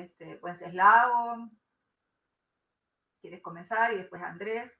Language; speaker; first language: Spanish; native; Spanish